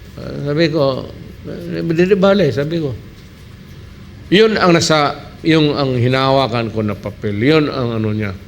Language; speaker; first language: Filipino; non-native, local second language; Cebuano